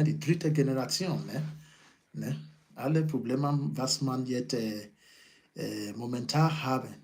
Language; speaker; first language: German; non-native, learner; Yoruba